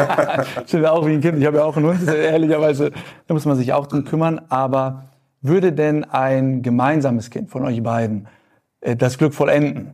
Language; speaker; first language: German; native; German